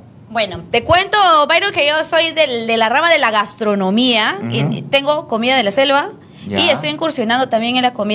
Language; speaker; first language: Spanish; native; Spanish